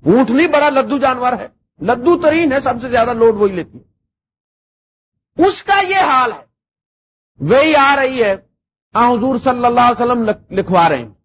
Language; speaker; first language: Urdu; non-native, local second language; Punjabi